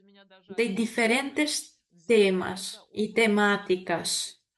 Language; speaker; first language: Spanish; non-native, fluent; Russian